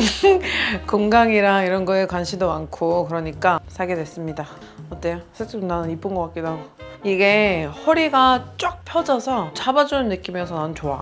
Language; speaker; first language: Korean; non-native, fluent; Georgian